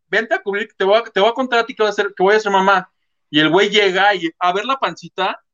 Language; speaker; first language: Spanish; native; Spanish